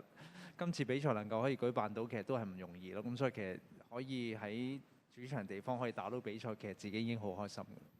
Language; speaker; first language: Cantonese; native; Cantonese